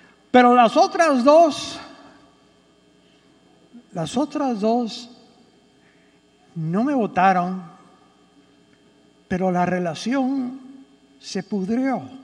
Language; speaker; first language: Spanish; early bilingual, heritage; Spanish